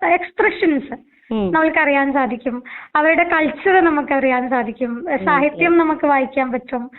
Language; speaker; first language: Malayalam; non-native, local second language; Marathi